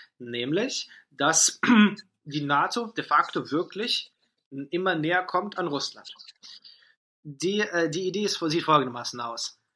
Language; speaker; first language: German; non-native, fluent; Russian